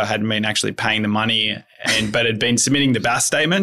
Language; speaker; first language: English; native; English